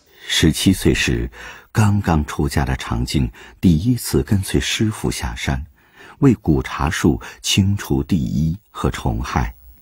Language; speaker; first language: Chinese; native; Chinese